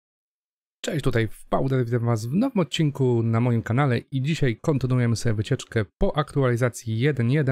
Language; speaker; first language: Polish; native; Polish